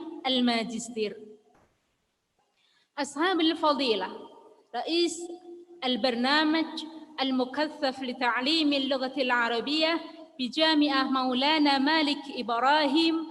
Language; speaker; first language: Arabic; non-native, fluent; Indonesian